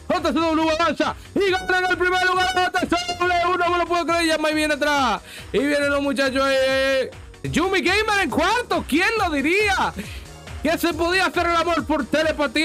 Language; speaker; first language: Spanish; native; Spanish